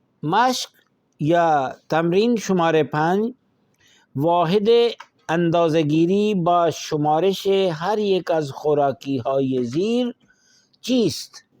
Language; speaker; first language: Persian; non-native, fluent; Urdu